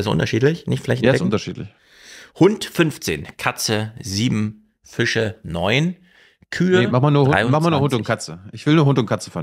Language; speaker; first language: German; native; German